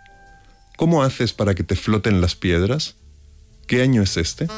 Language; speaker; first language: Spanish; native; Spanish